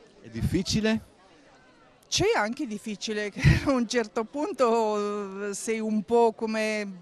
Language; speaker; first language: Italian; non-native, learner; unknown